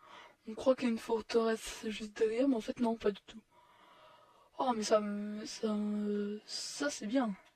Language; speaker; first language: French; native; French